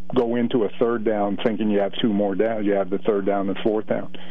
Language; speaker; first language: English; native; English